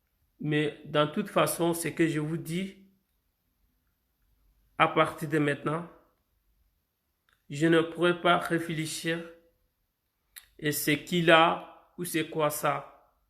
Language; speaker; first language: French; non-native, fluent; Arabic